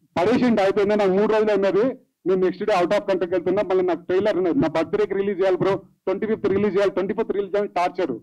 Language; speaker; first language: Telugu; native; Telugu